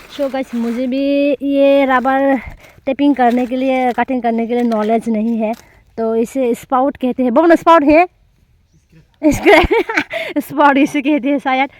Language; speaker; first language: Hindi; non-native, local second language; Kok Borok